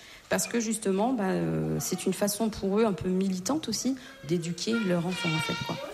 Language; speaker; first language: French; native; French